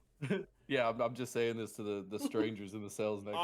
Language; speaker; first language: English; native; English